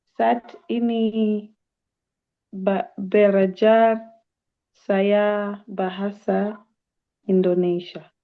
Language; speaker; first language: Indonesian; non-native, learner; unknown